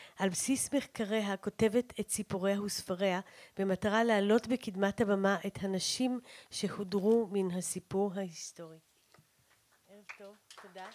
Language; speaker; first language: Hebrew; native; Hebrew